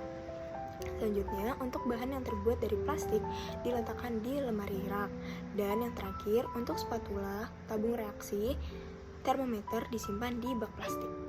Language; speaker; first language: Malay; native; Malay